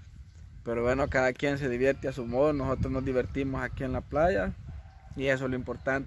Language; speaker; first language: Spanish; native; Spanish